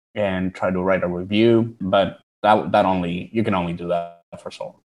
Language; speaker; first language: English; early bilingual, other home language; Spanish